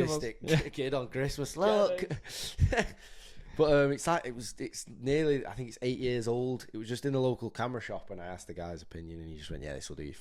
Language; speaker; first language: English; native; English